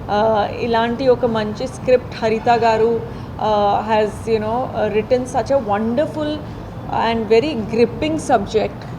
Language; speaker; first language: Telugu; non-native, fluent; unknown